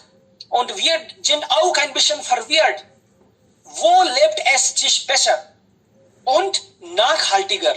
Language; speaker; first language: German; non-native, fluent; Hindi